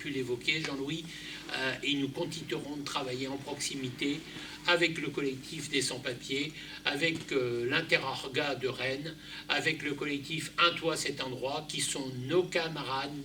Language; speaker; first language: French; native; French